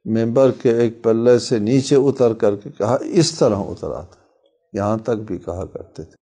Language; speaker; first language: Urdu; non-native, local second language; Balti